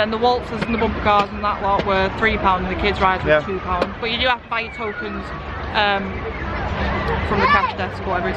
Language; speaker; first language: English; native; English